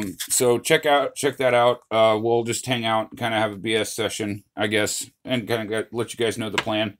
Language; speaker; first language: English; native; English